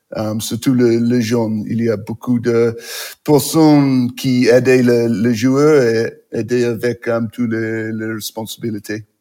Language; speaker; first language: French; non-native, learner; English